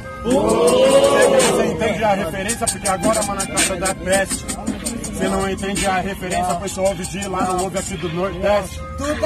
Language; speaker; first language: Portuguese; native; Portuguese